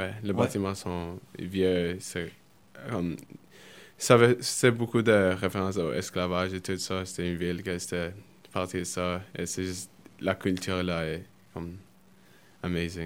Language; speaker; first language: French; early bilingual, other home language; Spanish